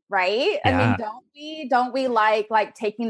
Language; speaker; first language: English; native; English